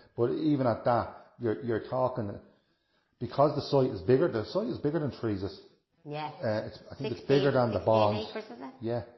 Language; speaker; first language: English; native; English